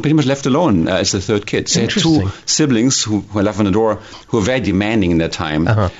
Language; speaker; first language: English; non-native, fluent; German